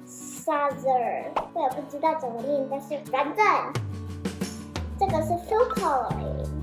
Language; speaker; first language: Chinese; early bilingual, heritage; Chinese